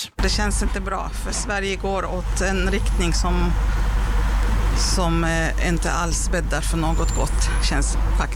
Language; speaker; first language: Swedish; non-native, fluent; Arabic